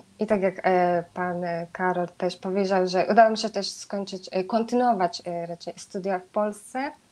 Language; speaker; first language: Polish; non-native, fluent; Japanese